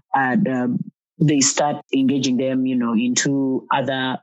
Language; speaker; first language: English; non-native, local second language; Ganda